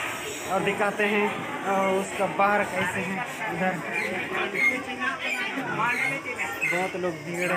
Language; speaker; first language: Hindi; non-native, local second language; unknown